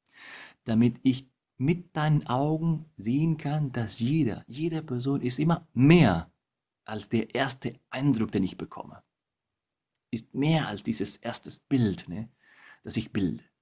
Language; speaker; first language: German; non-native, fluent; Spanish